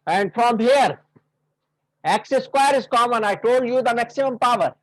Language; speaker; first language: English; non-native, local second language; Hindi